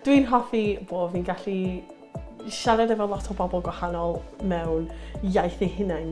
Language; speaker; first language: Welsh; non-native, local second language; English